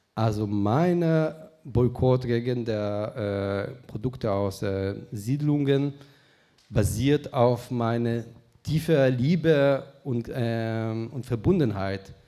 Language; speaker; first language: German; non-native, fluent; Hebrew